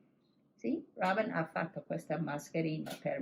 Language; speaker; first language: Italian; non-native, learner; English